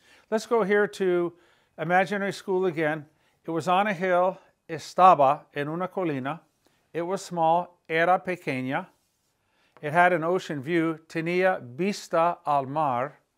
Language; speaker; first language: English; native; English